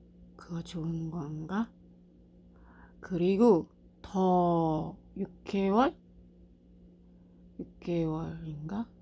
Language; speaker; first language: Korean; non-native, learner; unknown